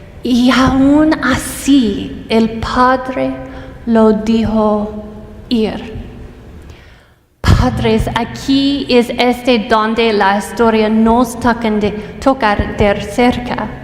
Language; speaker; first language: Spanish; non-native, fluent; English